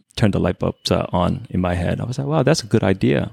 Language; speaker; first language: English; early bilingual, other home language; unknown